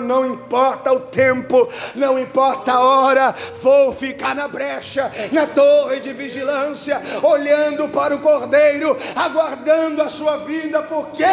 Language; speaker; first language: Portuguese; native; Portuguese